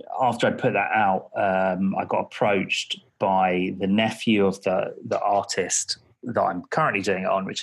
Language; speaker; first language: English; native; English